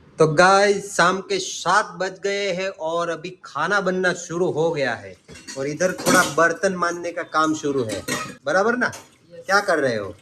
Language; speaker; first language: Hindi; non-native, local second language; Gujarati